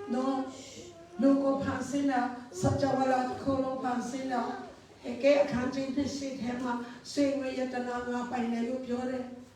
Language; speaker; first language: Burmese; non-native, local second language; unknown